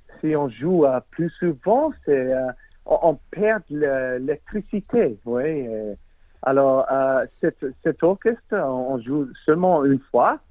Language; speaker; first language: French; non-native, learner; English